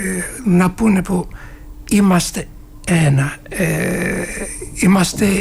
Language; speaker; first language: Greek; non-native, learner; Turkish